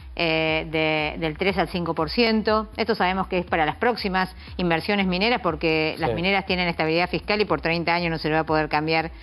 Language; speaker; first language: Spanish; native; Spanish